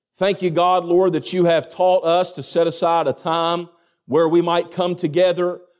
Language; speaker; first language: English; native; English